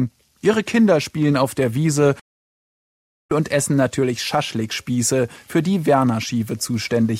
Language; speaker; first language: German; native; German